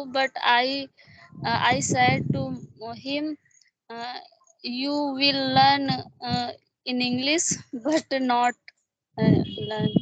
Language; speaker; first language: English; non-native, learner; Hindi